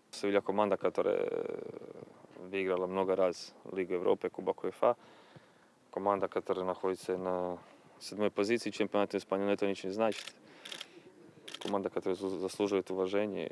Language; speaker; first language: Russian; non-native, fluent; Croatian